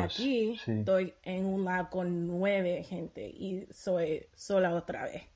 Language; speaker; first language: Spanish; early bilingual, heritage; Spanish